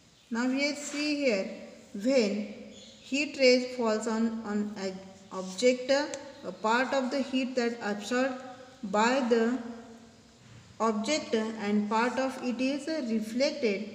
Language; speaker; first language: English; non-native, local second language; Marathi